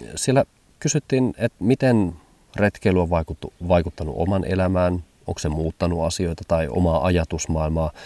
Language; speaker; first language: Finnish; early bilingual, heritage; German